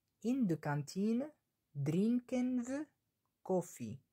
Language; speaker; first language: Dutch; non-native, fluent; Arabic